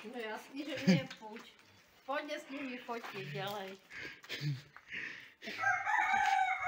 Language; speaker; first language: Czech; native; Czech